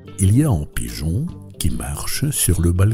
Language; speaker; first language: French; non-native, fluent; Russian